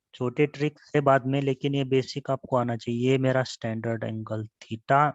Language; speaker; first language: Hindi; non-native, local second language; Marathi